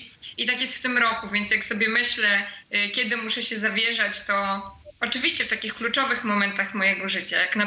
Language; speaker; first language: Polish; native; Polish